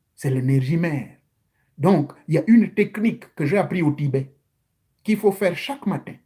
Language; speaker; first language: French; non-native, local second language; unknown